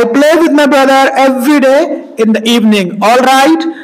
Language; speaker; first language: English; non-native, local second language; Hindi